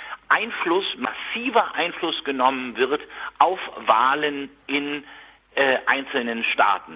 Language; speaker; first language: German; native; German